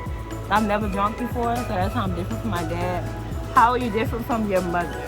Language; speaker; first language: English; native; English